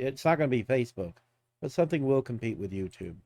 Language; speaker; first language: English; native; English